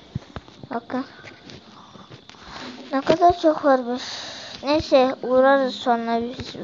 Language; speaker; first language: Turkish; native; Turkish